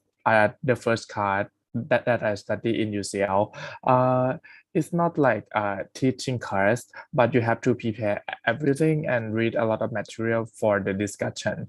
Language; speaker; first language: English; non-native, fluent; Thai